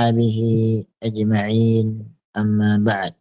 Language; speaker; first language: Arabic; non-native, fluent; Indonesian